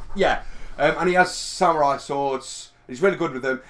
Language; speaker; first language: English; native; English